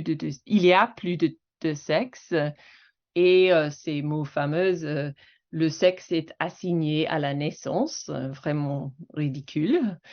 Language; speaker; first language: French; non-native, fluent; English